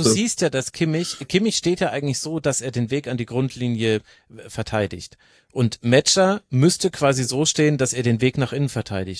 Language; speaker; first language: German; native; German